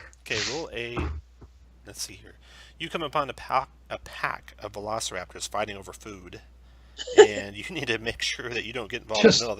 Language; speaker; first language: English; native; English